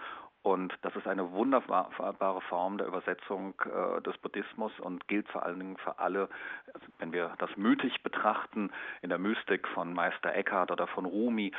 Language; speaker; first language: German; native; German